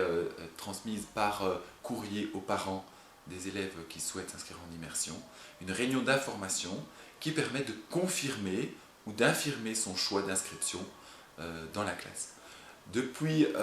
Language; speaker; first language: French; native; French